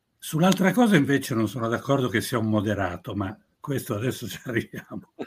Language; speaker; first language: Italian; native; Italian